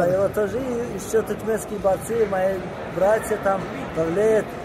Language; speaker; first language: Russian; non-native, learner; Azerbaijani